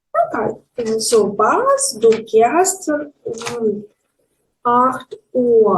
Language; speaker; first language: German; non-native, learner; Ukrainian